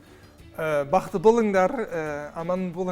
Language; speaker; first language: Kazakh; non-native, learner; Dutch